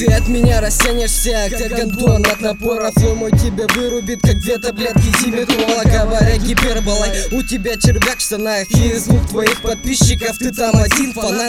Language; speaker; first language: Russian; native; Russian